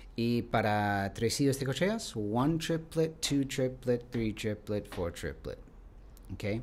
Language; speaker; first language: Spanish; non-native, learner; English